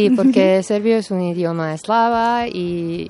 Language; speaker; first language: Spanish; non-native, fluent; Serbian